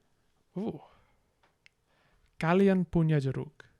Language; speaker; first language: Indonesian; non-native, learner; English